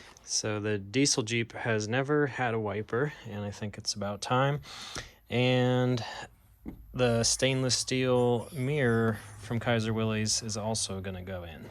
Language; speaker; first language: English; native; English